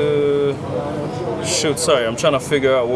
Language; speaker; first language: English; non-native, fluent; Samoan